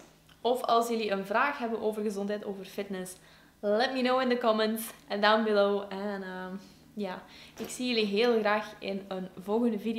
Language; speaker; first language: Dutch; native; Dutch